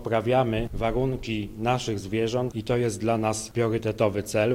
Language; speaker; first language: Polish; native; Polish